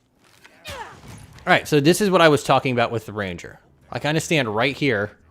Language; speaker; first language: English; native; English